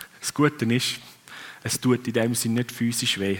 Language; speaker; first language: German; non-native, fluent; Swiss German